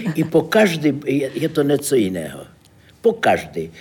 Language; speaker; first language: Czech; non-native, fluent; Russian